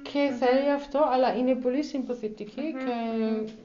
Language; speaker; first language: Greek; non-native, learner; German